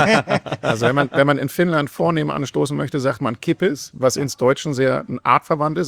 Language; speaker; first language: German; native; German